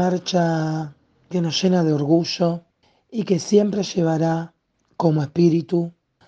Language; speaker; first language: Spanish; native; Spanish